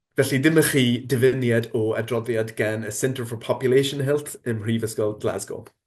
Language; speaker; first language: Welsh; non-native, fluent; English